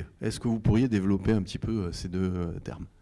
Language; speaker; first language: French; native; French